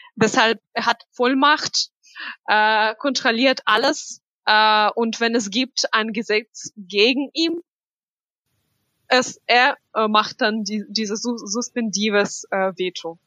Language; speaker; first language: German; non-native, fluent; Russian